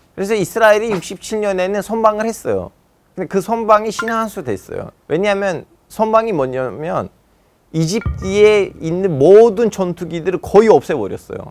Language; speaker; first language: Korean; non-native, fluent; Turkish